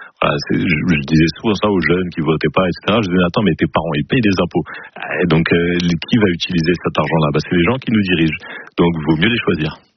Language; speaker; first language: French; native; French